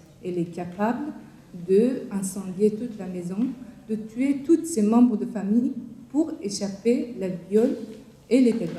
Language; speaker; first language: French; non-native, fluent; Persian